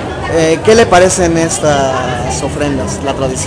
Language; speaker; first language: Spanish; native; Spanish